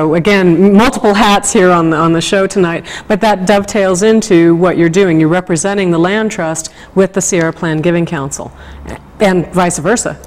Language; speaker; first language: English; native; English